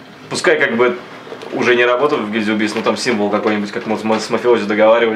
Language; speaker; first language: Russian; native; Russian